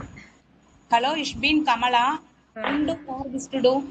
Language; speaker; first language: German; non-native, learner; Tamil